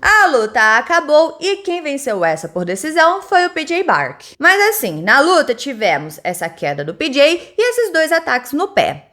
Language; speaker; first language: Portuguese; native; Portuguese